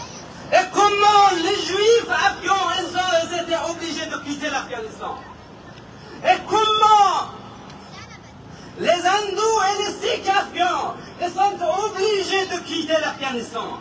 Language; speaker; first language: French; non-native, fluent; Persian